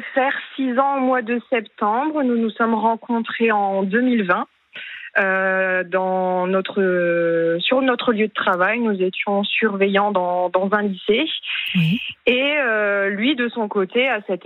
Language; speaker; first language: French; native; French